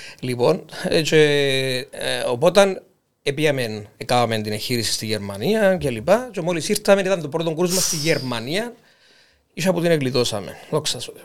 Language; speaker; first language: Greek; native; Greek